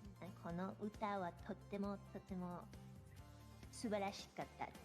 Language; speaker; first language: Japanese; non-native, learner; English